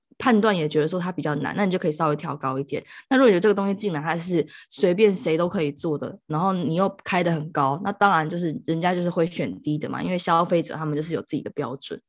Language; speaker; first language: Chinese; native; Chinese